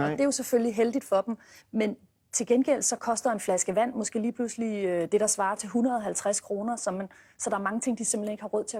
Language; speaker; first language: Danish; native; Danish